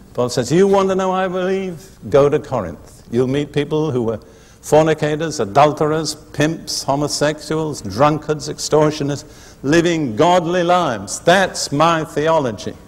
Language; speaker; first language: English; native; English